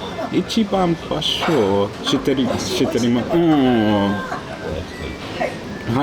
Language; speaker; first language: Japanese; non-native, learner; English